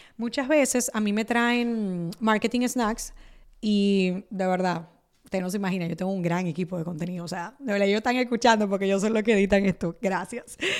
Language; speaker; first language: Spanish; early bilingual, other home language; Italian